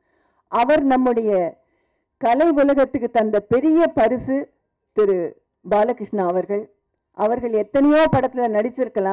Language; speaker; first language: Tamil; native; Tamil